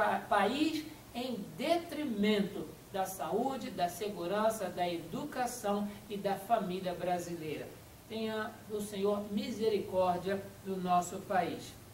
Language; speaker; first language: Portuguese; native; Portuguese